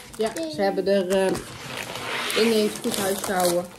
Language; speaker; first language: Dutch; native; Dutch